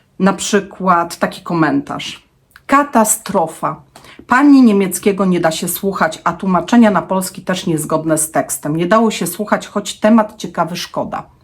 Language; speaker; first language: Polish; native; Polish